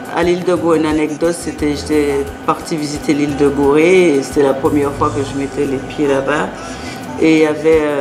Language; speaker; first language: French; native; French